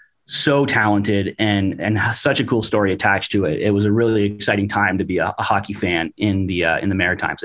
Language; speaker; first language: English; native; English